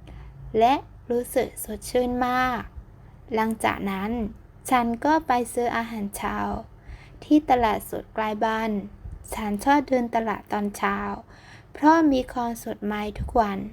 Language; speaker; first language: Thai; non-native, fluent; Burmese